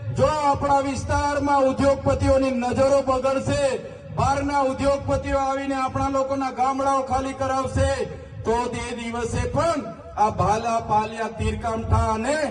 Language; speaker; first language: Gujarati; non-native, local second language; Vasavi